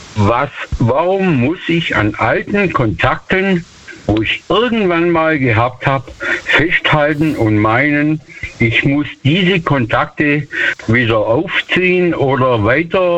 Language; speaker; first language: German; native; German